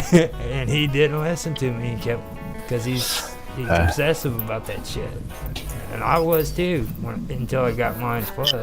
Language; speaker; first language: English; native; English